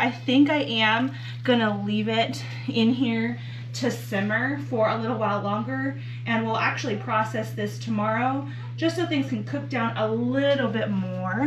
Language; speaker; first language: English; native; English